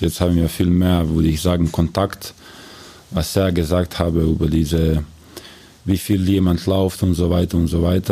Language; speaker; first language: German; non-native, learner; Croatian